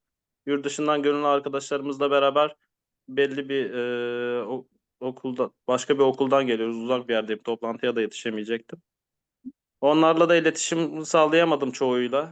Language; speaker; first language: Turkish; native; Turkish